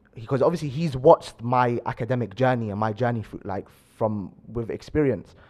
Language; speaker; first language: English; native; English